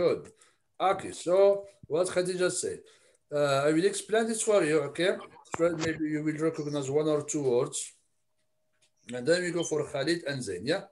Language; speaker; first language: English; non-native, fluent; Arabic